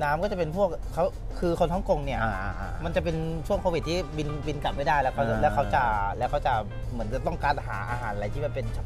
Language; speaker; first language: Thai; native; Thai